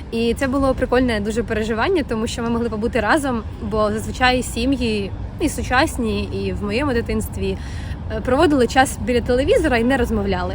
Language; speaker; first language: Ukrainian; native; Ukrainian